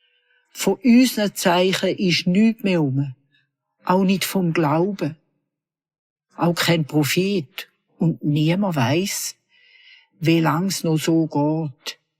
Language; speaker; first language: German; native; German